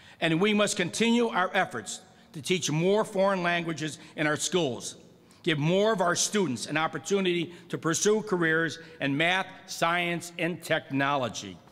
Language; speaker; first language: English; native; English